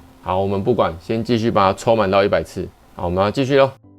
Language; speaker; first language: Chinese; native; Chinese